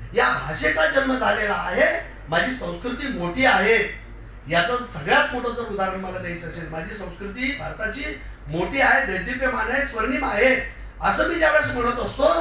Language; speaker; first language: Marathi; non-native, local second language; Lambadi